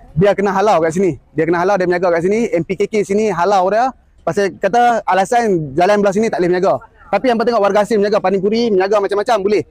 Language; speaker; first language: Malay; native; Malay